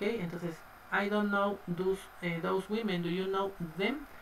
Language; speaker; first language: English; non-native, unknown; Spanish